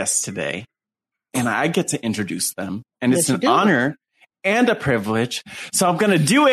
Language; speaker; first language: English; native; English